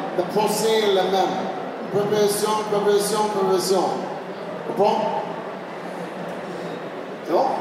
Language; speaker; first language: French; non-native, learner; English